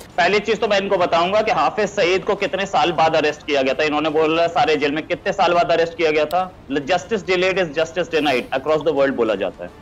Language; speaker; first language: Hindi; native; Hindi